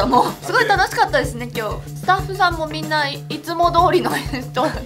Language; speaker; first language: Japanese; native; Japanese